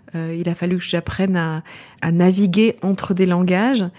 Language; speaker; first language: French; native; French